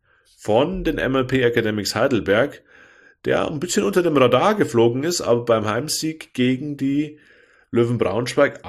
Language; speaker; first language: German; native; German